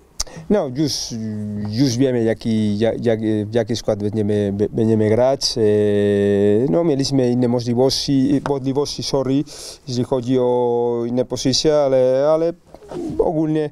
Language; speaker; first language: Polish; non-native, learner; Spanish